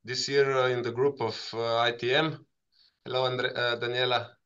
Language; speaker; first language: English; non-native, fluent; Slovenian